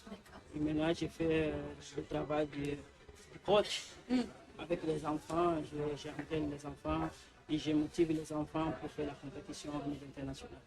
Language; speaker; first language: French; non-native, learner; Portuguese